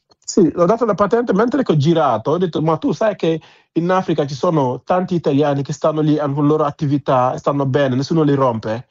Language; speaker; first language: Italian; non-native, fluent; Wolof